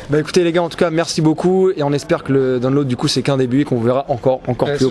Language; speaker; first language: French; native; French